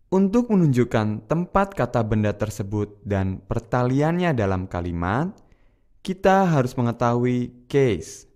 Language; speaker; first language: Indonesian; native; Indonesian